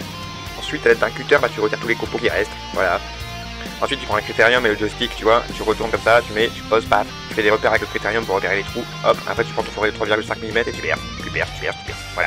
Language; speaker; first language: French; native; French